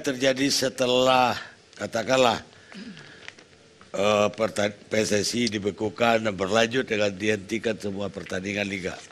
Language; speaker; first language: Indonesian; native; Indonesian